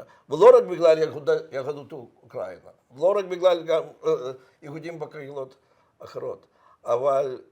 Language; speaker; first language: Hebrew; non-native, fluent; Russian